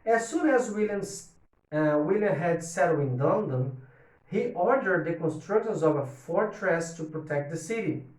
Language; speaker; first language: English; non-native, fluent; Portuguese